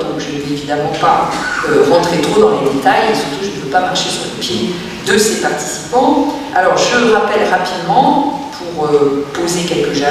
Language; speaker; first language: French; native; French